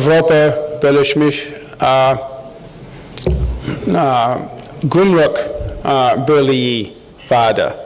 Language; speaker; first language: Turkish; non-native, learner; English